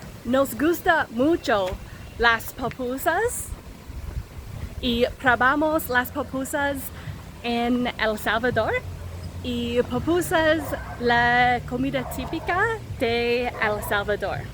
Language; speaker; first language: Spanish; non-native, learner; English